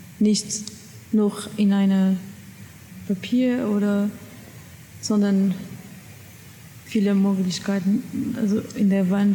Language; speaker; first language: German; non-native, learner; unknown